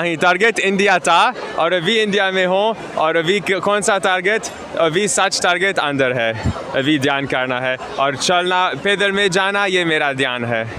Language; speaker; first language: Hindi; non-native, learner; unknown